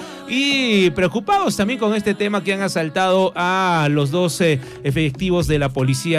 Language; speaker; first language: Spanish; native; Spanish